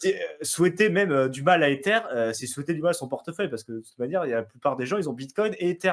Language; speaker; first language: French; native; French